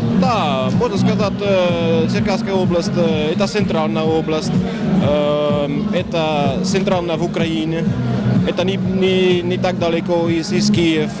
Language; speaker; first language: Russian; non-native, learner; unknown